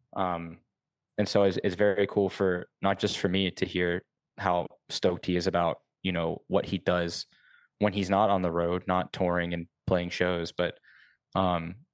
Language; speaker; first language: English; native; English